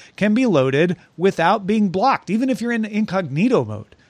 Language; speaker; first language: English; native; English